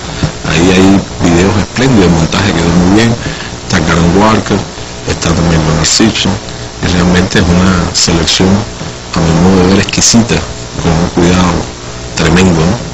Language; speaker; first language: Spanish; native; Spanish